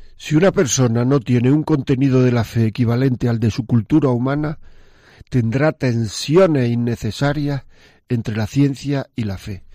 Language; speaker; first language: Spanish; native; Spanish